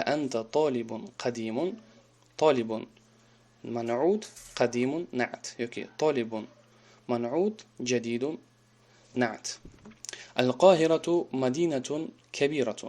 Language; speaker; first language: Arabic; non-native, fluent; Tajik